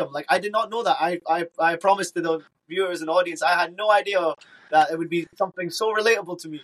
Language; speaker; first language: English; native; English